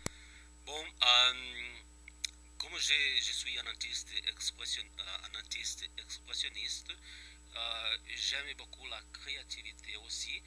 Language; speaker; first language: French; non-native, fluent; Portuguese